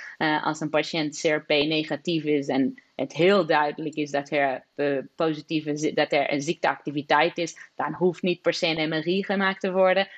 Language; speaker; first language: Dutch; non-native, fluent; Portuguese